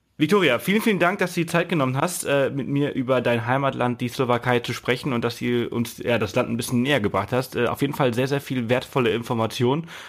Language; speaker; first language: German; native; German